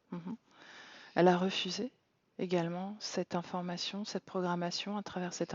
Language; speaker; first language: French; native; French